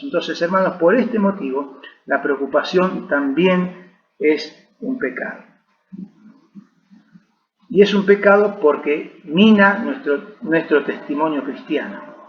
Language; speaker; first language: Spanish; native; Spanish